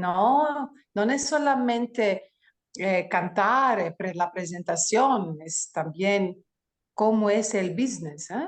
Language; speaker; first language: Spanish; non-native, learner; Greek